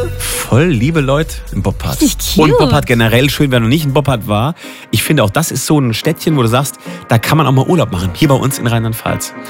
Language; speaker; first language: German; native; German